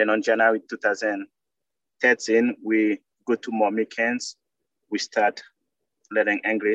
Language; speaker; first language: English; non-native, learner; Haitian Creole